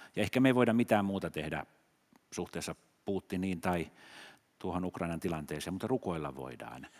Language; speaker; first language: Finnish; native; Finnish